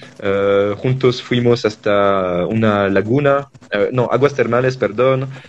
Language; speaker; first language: Spanish; non-native, fluent; French